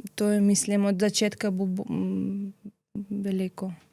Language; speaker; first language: Slovenian; non-native, learner; Ukrainian